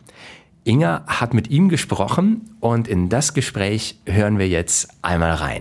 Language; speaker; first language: German; native; German